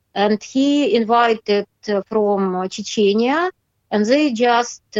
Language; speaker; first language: English; non-native, learner; Russian